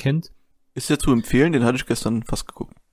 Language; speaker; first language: German; native; German